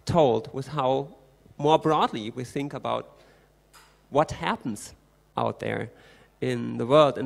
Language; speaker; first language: English; non-native, fluent; German